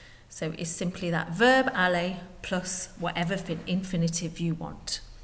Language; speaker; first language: English; native; English